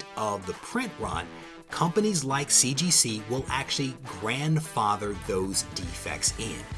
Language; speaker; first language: English; native; English